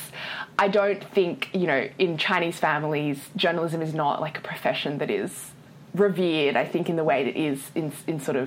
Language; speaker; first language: English; native; English